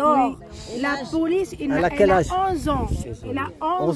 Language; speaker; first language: French; non-native, learner; Arabic